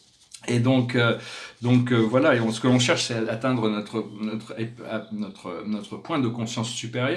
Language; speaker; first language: French; native; French